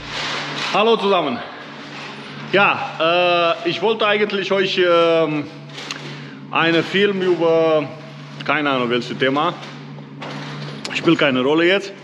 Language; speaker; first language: German; non-native, learner; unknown